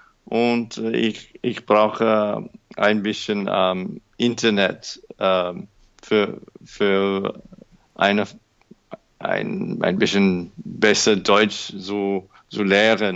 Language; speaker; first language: German; non-native, learner; English